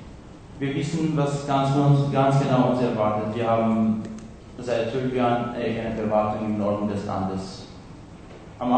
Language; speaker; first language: German; non-native, fluent; Kurdish